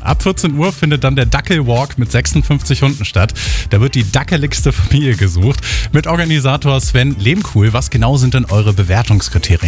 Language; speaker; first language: German; native; German